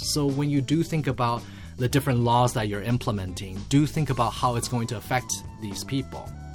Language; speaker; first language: English; early bilingual, other home language; Chinese